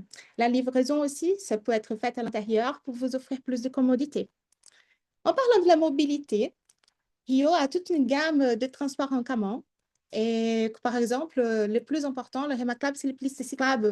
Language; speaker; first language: French; non-native, fluent; Portuguese